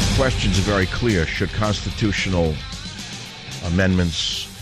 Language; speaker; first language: English; native; English